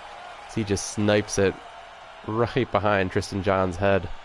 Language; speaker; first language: English; native; English